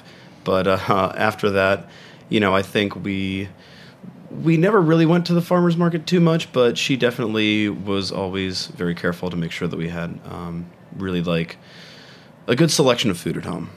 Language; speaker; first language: English; native; English